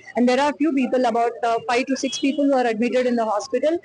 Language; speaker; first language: English; non-native, local second language; Telugu